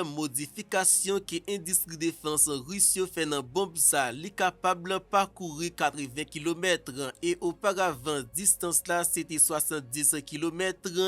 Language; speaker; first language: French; non-native, local second language; Haitian Creole